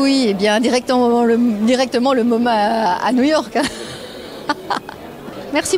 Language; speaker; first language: French; native; French